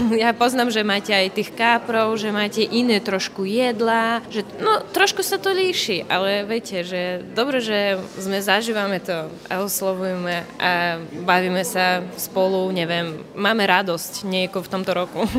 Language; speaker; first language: Slovak; non-native, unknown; Russian